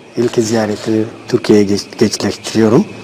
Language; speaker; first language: Turkish; non-native, fluent; Somali